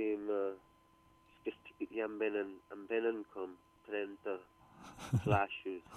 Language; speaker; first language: Catalan; early bilingual, heritage; Catalan